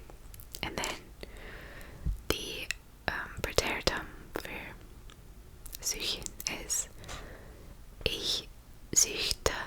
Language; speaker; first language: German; non-native, learner; English